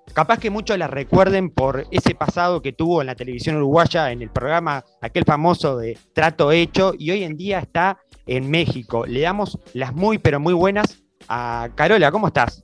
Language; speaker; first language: Spanish; native; Spanish